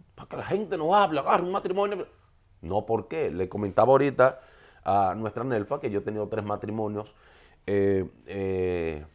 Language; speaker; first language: Spanish; native; Spanish